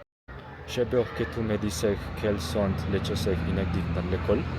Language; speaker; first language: French; non-native, learner; Spanish